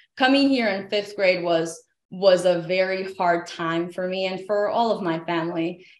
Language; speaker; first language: English; early bilingual, other home language; Spanish